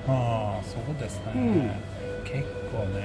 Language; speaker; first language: Japanese; non-native, fluent; Swedish